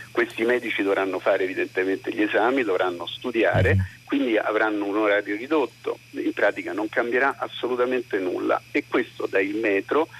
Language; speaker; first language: Italian; native; Italian